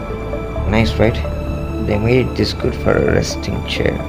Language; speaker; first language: English; non-native, local second language; Telugu